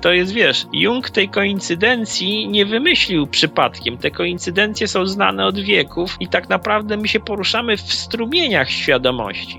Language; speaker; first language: Polish; native; Polish